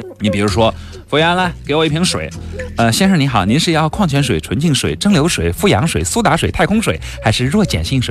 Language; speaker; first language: Chinese; native; Chinese